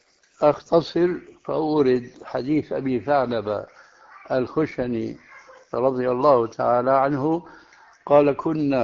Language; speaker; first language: Arabic; early bilingual, other home language; Albanian